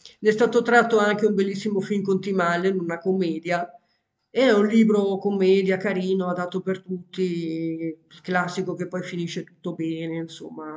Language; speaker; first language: Italian; native; Italian